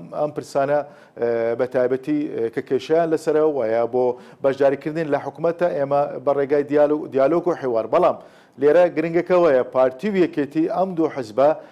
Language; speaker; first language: Central Kurdish; non-native, local second language; Turkish